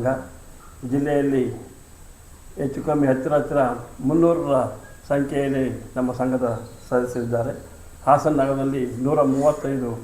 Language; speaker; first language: Kannada; native; Kannada